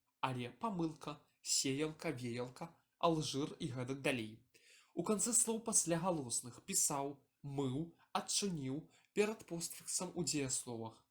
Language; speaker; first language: Belarusian; non-native, local second language; Russian